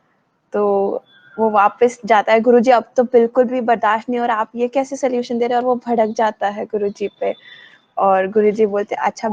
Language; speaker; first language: Hindi; native; Hindi